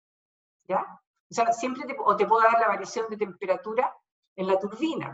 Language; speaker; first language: Spanish; native; Spanish